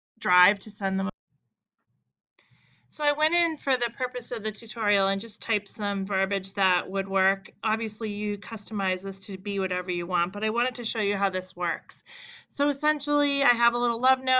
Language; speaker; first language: English; native; English